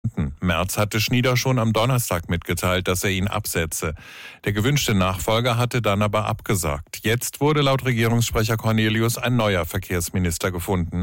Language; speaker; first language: German; native; German